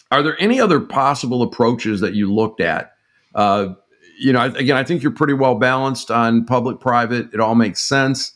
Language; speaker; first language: English; native; English